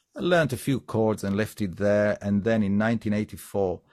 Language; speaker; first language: English; non-native, fluent; Italian